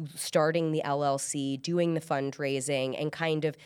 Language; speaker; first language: English; early bilingual, other home language; Persian